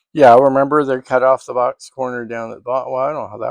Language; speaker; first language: English; native; English